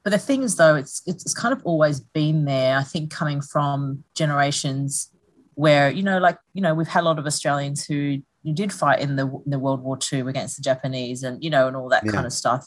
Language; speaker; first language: English; native; English